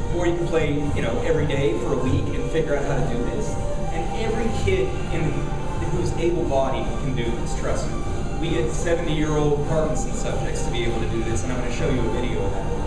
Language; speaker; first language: English; native; English